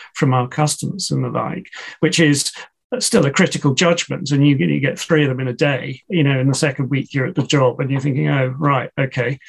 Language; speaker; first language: English; native; English